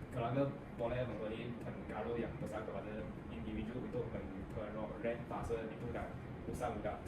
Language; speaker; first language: Malay; non-native, local second language; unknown